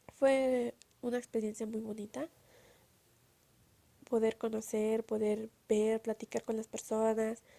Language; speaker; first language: Spanish; native; Spanish